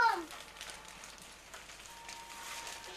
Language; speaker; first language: German; native; German